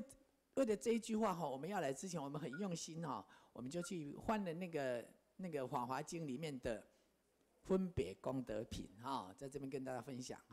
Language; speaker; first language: Chinese; native; Chinese